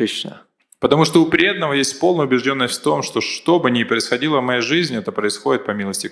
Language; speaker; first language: Russian; native; Russian